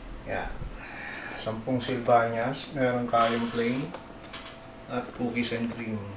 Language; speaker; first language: Filipino; native; Filipino